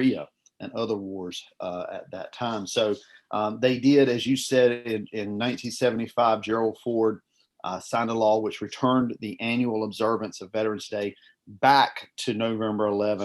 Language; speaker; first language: English; native; English